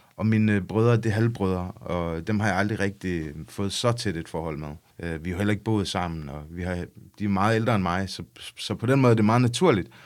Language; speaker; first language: Danish; early bilingual, other home language; English